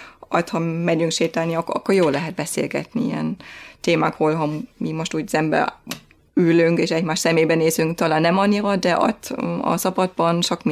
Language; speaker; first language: Hungarian; non-native, fluent; German